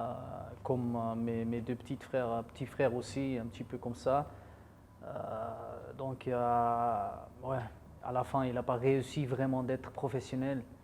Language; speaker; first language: French; non-native, fluent; Dutch